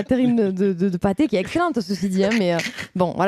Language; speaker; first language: French; native; French